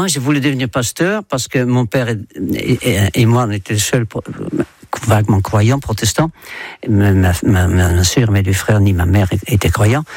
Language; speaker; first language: French; non-native, fluent; Dutch